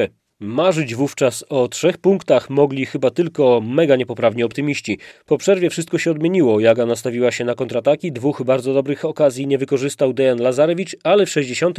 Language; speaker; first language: Polish; native; Polish